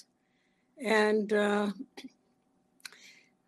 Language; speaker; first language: English; non-native, fluent; German